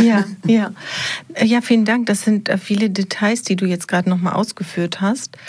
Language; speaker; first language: German; native; German